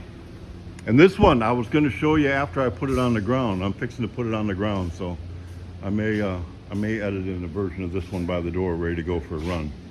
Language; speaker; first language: English; native; English